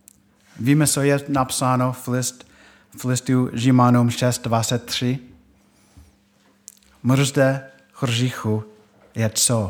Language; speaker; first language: Czech; non-native, fluent; English